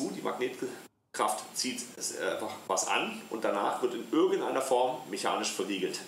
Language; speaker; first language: German; native; German